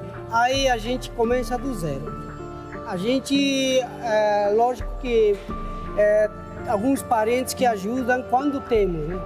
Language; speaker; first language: Portuguese; early bilingual, other home language; Spanish